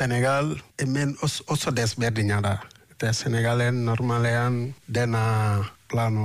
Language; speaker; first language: Basque; non-native, fluent; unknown